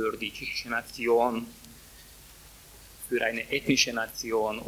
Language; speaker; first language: German; non-native, fluent; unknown